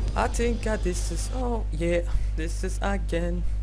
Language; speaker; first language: English; non-native, learner; Turkish